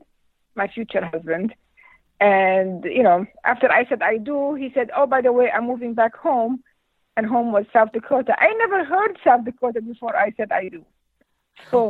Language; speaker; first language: English; non-native, fluent; Arabic